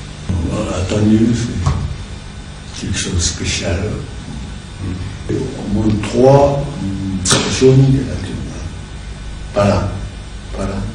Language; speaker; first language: French; non-native, learner; Japanese